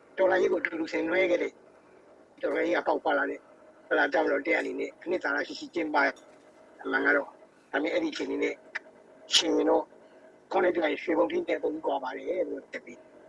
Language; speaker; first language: Burmese; native; Burmese